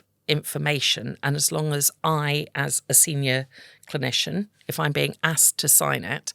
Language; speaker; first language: English; native; English